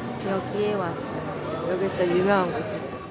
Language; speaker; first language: Korean; native; Korean